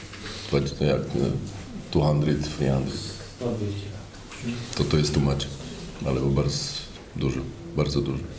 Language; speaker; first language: Polish; non-native, learner; Slovak